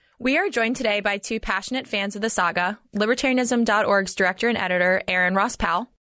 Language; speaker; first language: English; native; English